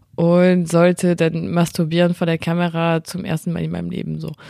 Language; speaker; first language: German; non-native, fluent; French